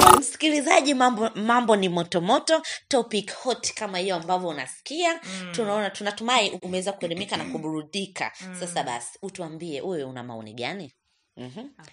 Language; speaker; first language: Swahili; native; Swahili